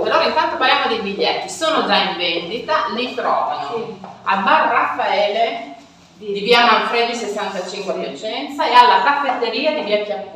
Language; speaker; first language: Italian; native; Italian